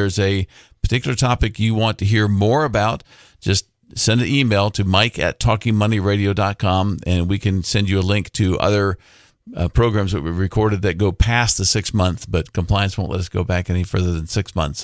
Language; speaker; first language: English; native; English